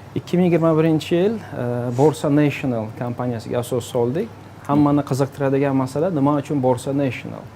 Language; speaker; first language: Uzbek; native; Uzbek